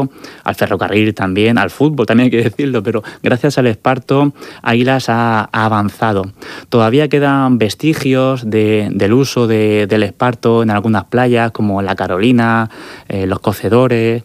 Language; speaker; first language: Spanish; native; Spanish